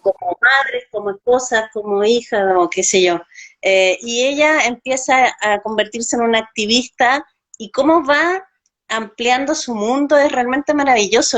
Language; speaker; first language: Spanish; native; Spanish